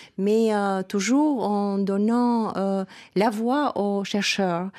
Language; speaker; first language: French; non-native, fluent; Albanian